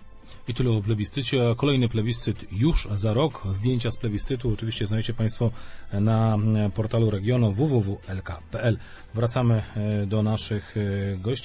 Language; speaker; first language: Polish; native; Polish